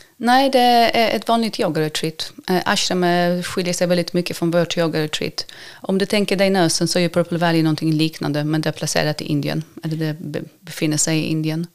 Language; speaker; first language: Swedish; early bilingual, other home language; Polish